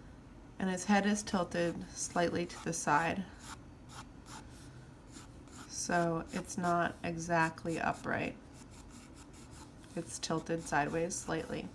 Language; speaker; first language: English; native; English